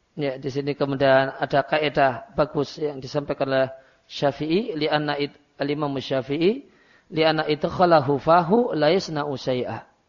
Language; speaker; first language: Indonesian; non-native, local second language; Javanese